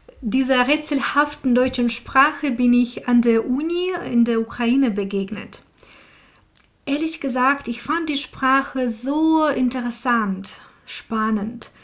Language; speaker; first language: German; non-native, fluent; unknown